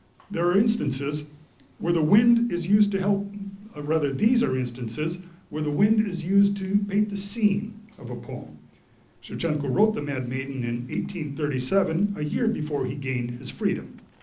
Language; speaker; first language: English; early bilingual, other home language; Ukrainian